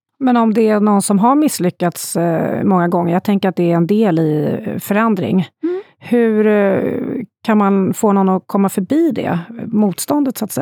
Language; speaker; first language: Swedish; native; Swedish